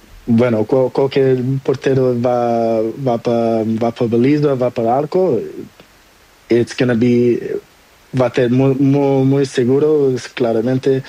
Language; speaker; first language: Spanish; non-native, learner; Portuguese